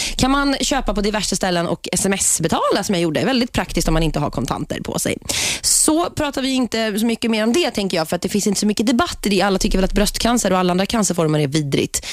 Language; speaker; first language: Swedish; native; Swedish